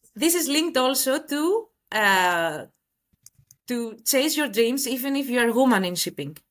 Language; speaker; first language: English; non-native, fluent; Greek